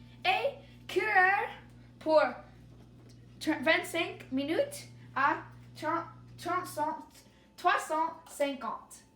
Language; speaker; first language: French; non-native, learner; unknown